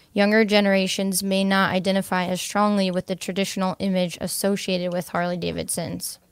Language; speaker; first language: English; native; English